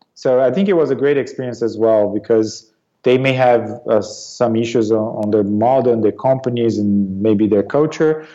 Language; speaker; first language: English; non-native, fluent; Portuguese